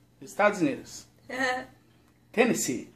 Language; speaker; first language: Portuguese; native; Portuguese